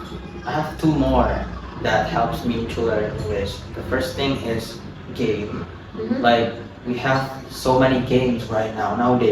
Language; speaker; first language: English; non-native, fluent; Indonesian